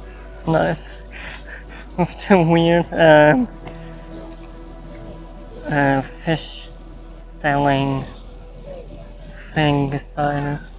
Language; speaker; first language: English; non-native, fluent; German